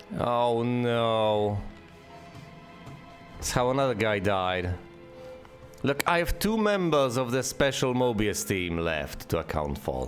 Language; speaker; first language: English; native; English